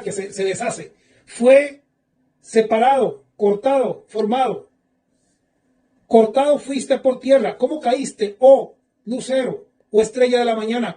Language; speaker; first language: Spanish; native; Spanish